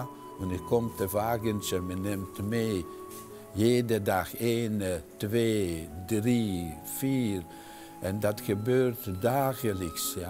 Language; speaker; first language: Dutch; non-native, fluent; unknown